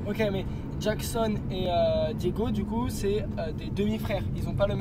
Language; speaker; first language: French; native; French